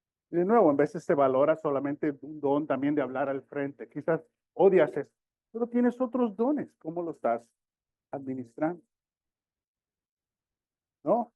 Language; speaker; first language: Spanish; early bilingual, heritage; Spanish